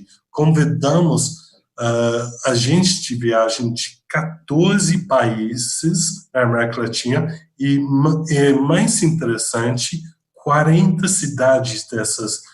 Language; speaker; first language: Portuguese; non-native, fluent; English